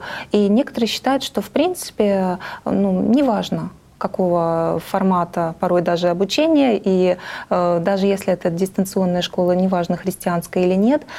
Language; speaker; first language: Russian; native; Russian